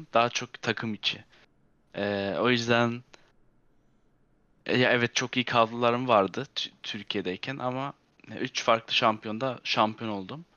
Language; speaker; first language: Turkish; early bilingual, heritage; Turkish